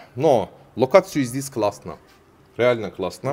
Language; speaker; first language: Russian; non-native, learner; Turkish